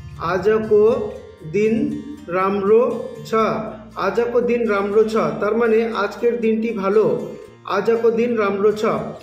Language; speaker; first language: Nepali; non-native, learner; Bangla